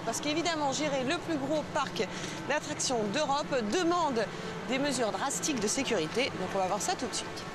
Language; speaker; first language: French; native; French